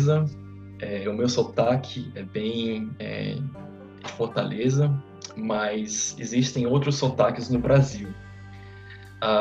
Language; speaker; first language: English; non-native, fluent; Portuguese